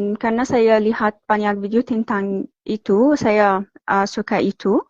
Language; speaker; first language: Indonesian; non-native, learner; Arabic